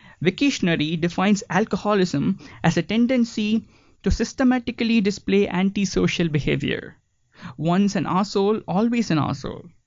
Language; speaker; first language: English; non-native, local second language; Tamil